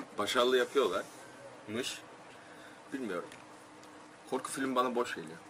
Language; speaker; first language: Turkish; non-native, fluent; Korean